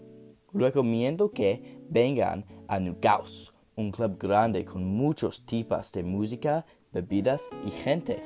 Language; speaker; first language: Spanish; non-native, learner; English